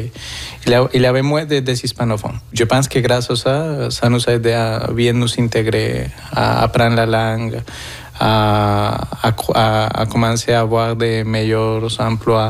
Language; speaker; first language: French; non-native, fluent; Spanish